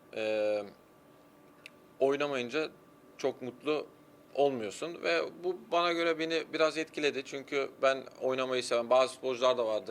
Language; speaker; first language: Turkish; early bilingual, heritage; Turkish